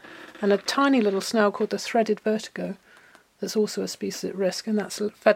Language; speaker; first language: English; native; English